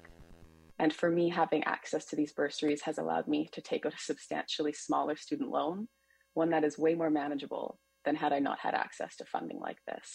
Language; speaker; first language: English; native; English